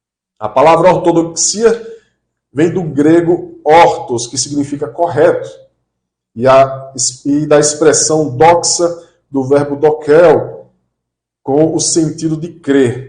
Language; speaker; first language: Portuguese; native; Portuguese